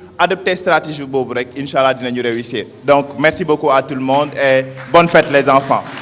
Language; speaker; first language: Wolof; non-native, local second language; Mandingo